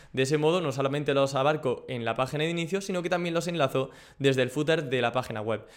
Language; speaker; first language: Spanish; native; Spanish